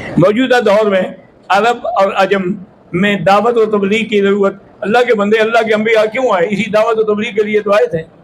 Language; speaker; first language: Urdu; native; Urdu